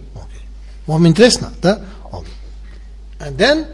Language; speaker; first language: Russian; non-native, learner; Tibetan